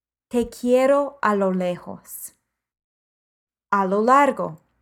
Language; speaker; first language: Spanish; non-native, fluent; English